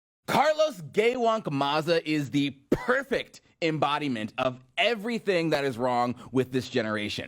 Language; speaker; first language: English; native; English